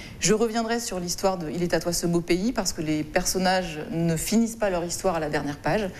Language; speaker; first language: French; native; French